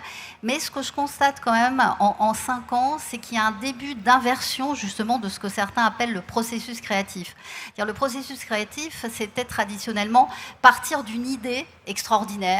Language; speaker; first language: French; native; French